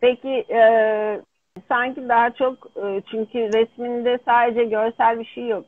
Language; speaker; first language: Turkish; native; Turkish